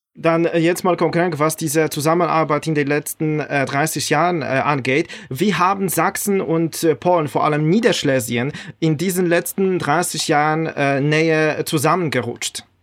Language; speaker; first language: German; non-native, fluent; Polish